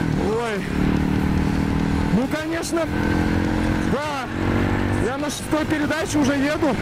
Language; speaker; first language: Russian; native; Russian